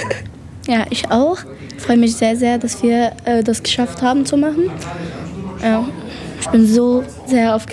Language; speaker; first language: German; non-native, learner; Arabic